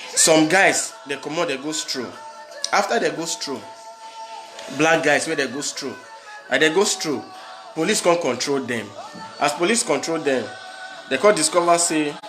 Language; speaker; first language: Nigerian Pidgin; native; Nigerian Pidgin